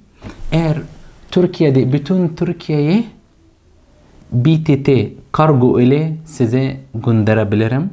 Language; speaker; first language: Turkish; non-native, fluent; Arabic